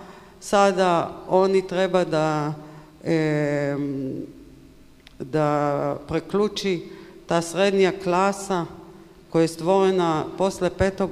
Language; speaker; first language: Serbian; non-native, learner; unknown